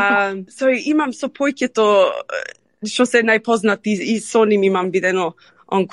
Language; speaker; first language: Macedonian; early bilingual, heritage; Macedonian